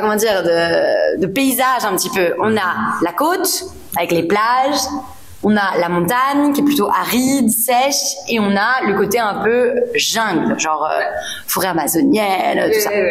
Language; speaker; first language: French; native; French